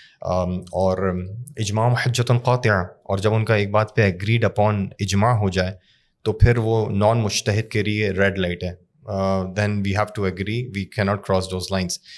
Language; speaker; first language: Urdu; native; Urdu